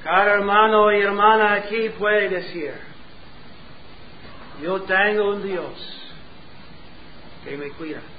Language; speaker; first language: Spanish; non-native, learner; English